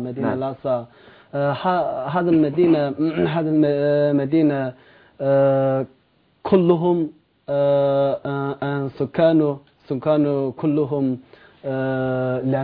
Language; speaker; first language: Arabic; non-native, learner; Chinese